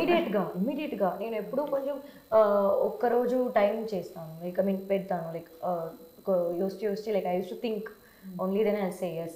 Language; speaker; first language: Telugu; non-native, learner; Tamil